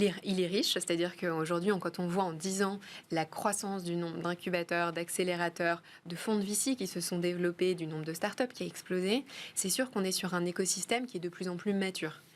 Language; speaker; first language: French; native; French